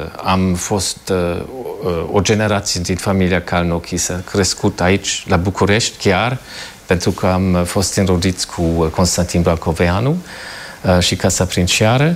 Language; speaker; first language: Romanian; non-native, fluent; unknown